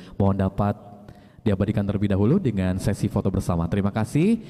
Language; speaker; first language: Indonesian; native; Indonesian